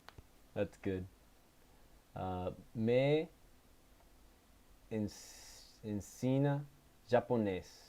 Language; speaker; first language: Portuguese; non-native, learner; English